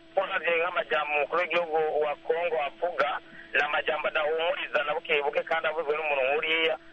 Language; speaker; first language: Rundi; native; Rundi